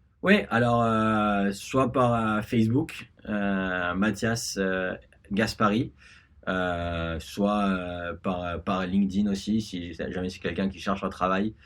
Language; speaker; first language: French; early bilingual, other home language; Spanish